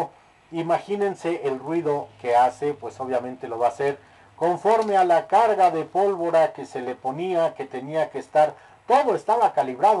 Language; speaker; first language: Spanish; native; Spanish